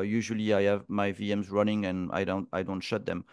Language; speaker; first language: English; non-native, fluent; French